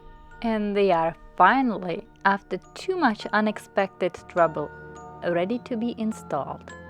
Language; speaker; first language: English; non-native, fluent; Czech